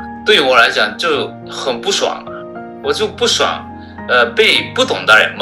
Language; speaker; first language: Chinese; non-native, fluent; Japanese